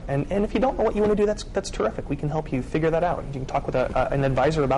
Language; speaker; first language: English; native; English